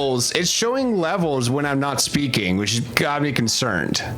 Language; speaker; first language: English; native; English